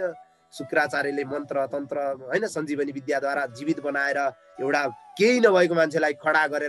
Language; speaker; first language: Nepali; native; Nepali